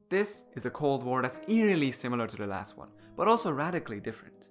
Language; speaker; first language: English; non-native, fluent; Persian